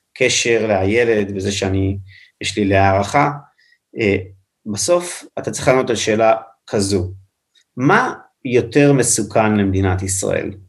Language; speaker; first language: Hebrew; native; Hebrew